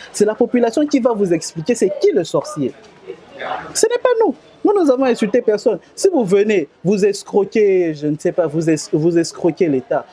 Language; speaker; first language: French; non-native, local second language; Lingala